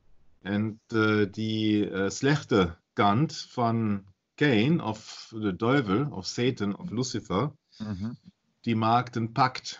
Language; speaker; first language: Dutch; non-native, learner; German